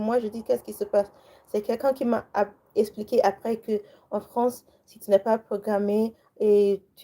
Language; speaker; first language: French; non-native, learner; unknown